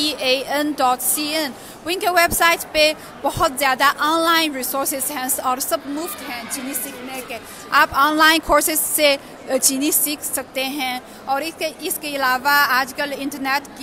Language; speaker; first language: Hindi; non-native, fluent; Chinese